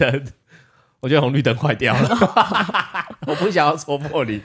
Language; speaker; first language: Chinese; native; Chinese